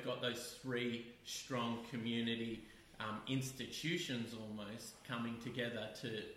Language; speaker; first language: English; native; English